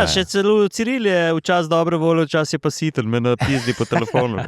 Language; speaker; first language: Slovenian; native; Slovenian